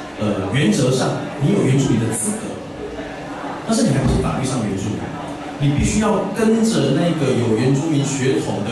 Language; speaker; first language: Chinese; native; Chinese